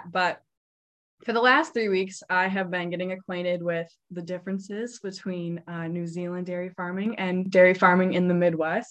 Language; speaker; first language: English; native; English